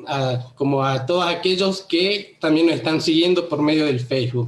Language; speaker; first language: Spanish; native; Spanish